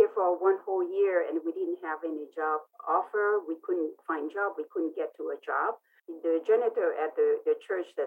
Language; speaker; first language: English; non-native, fluent; Lao